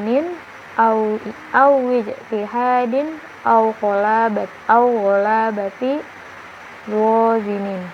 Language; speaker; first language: Arabic; non-native, learner; Indonesian